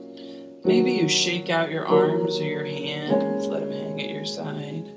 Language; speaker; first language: English; native; English